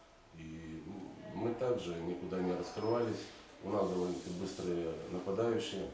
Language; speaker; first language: Russian; native; Russian